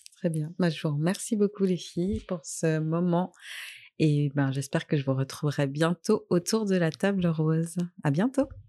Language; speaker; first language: French; native; French